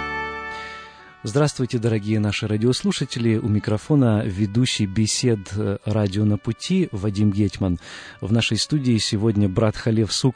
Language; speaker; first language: Russian; native; Russian